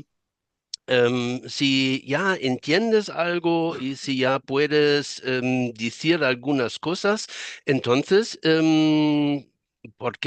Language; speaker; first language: Spanish; non-native, fluent; German